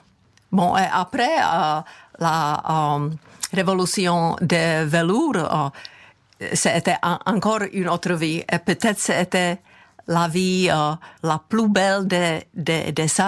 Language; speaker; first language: French; non-native, fluent; Czech